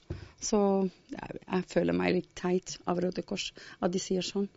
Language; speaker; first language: Norwegian; non-native, fluent; Arabic